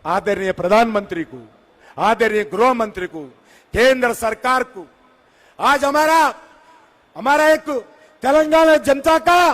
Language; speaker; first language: Hindi; non-native, local second language; Telugu